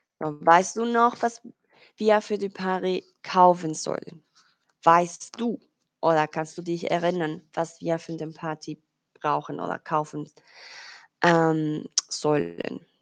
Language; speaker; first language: German; non-native, fluent; Spanish